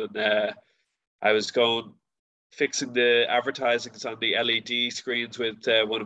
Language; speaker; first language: English; native; English